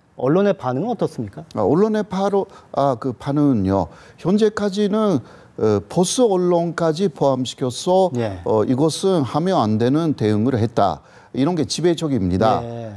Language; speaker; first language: Korean; non-native, fluent; Japanese